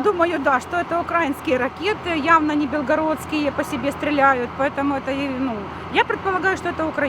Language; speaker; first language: Russian; native; Russian